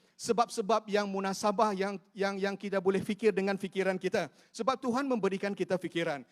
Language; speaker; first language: Malay; non-native, local second language; Chinese